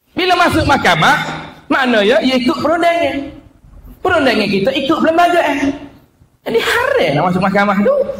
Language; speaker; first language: Malay; native; Malay